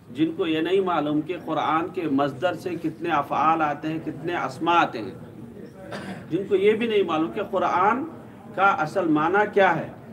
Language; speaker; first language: Urdu; native; Urdu